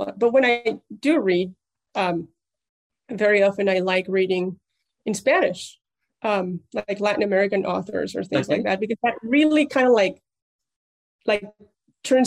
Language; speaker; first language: English; non-native, fluent; Spanish